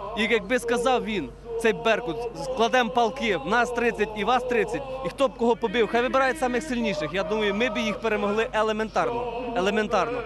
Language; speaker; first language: Ukrainian; native; Ukrainian